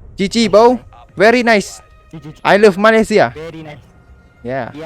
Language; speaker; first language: English; non-native, learner; Thai